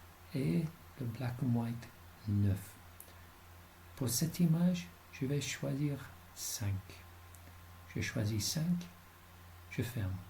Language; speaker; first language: French; non-native, fluent; English